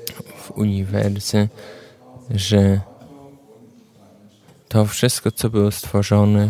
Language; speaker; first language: Polish; non-native, learner; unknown